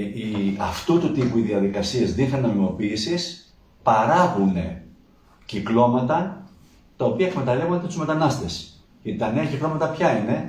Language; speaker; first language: Greek; native; Greek